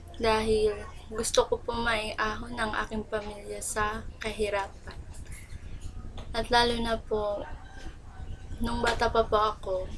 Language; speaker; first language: Filipino; non-native, local second language; Bikol